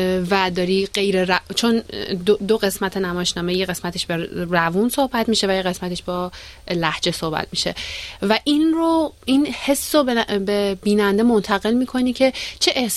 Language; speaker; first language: Persian; native; Persian